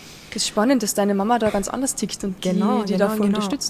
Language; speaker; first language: German; native; German